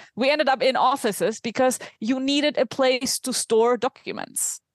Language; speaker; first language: English; non-native, fluent; German